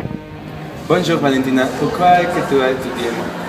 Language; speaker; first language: French; non-native, learner; Spanish